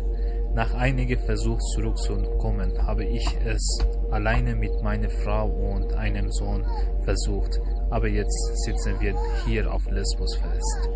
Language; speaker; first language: German; non-native, learner; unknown